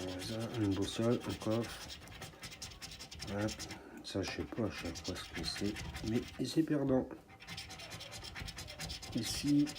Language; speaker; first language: French; native; French